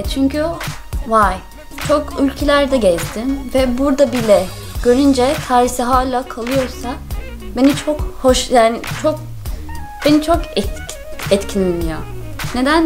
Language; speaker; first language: Turkish; non-native, learner; English